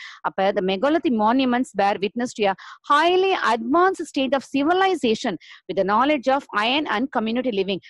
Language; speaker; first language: English; non-native, local second language; Tamil